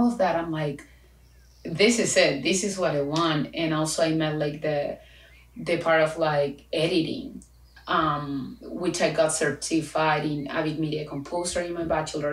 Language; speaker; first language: English; non-native, fluent; Spanish